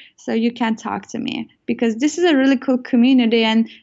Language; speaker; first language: English; non-native, fluent; Turkish